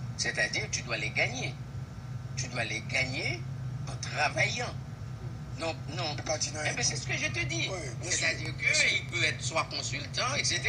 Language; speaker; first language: French; non-native, local second language; Haitian Creole